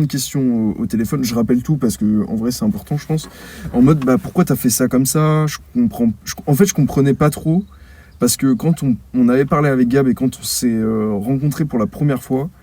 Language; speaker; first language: French; native; French